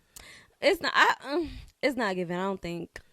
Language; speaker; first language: English; native; English